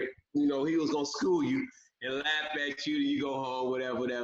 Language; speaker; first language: English; native; English